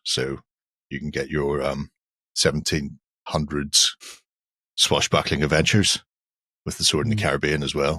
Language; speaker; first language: English; native; English